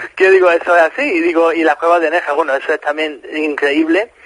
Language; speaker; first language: Spanish; native; Spanish